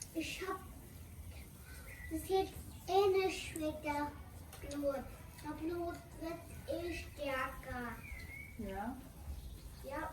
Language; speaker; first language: German; early bilingual, other home language; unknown